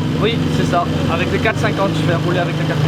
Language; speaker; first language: French; non-native, local second language; Dutch